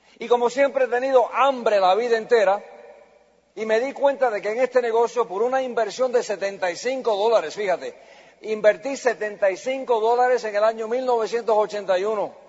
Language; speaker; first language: Spanish; early bilingual, heritage; Spanish